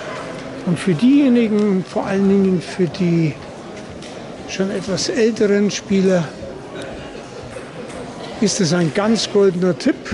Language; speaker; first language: German; native; German